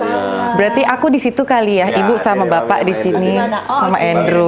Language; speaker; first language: Indonesian; native; Indonesian